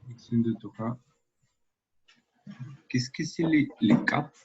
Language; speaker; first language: French; non-native, learner; Spanish